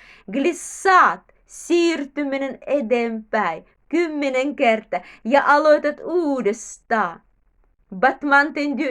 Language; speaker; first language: Finnish; non-native, learner; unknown